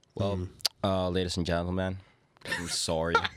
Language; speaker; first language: English; non-native, fluent; Spanish